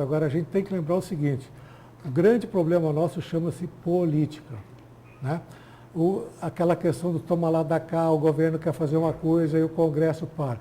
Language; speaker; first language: Portuguese; native; Portuguese